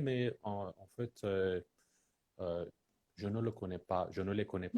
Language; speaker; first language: French; non-native, fluent; Persian